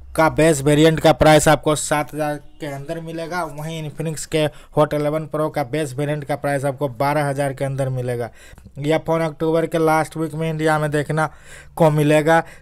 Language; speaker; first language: Hindi; native; Hindi